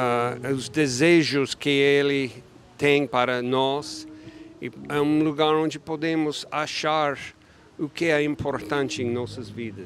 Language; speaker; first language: Portuguese; non-native, fluent; English